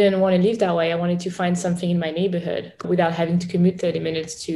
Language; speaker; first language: English; non-native, fluent; French